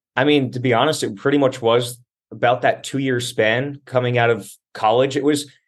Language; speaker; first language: English; native; English